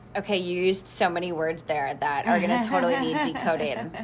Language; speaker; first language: English; native; English